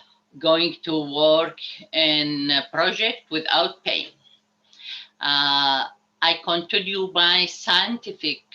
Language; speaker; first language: English; non-native, learner; Arabic